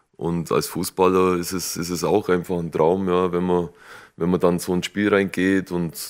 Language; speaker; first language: German; native; German